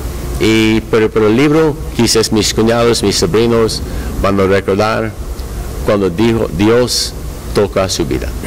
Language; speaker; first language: Spanish; non-native, learner; English